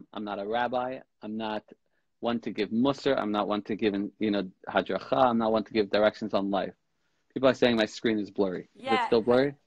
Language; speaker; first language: English; native; English